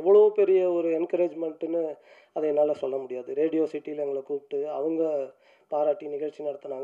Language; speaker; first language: Tamil; native; Tamil